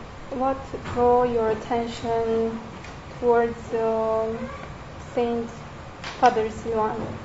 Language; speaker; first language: English; non-native, fluent; Romanian